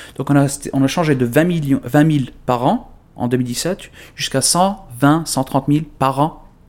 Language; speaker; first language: French; non-native, fluent; Arabic